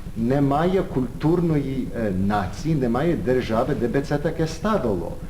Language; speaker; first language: Ukrainian; early bilingual, heritage; Ukrainian